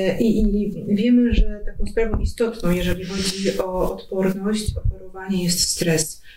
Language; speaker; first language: Polish; native; Polish